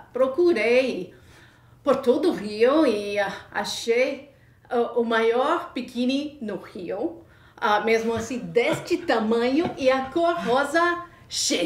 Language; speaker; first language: Portuguese; non-native, fluent; English